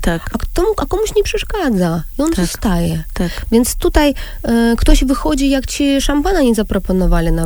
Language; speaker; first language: Polish; non-native, fluent; Russian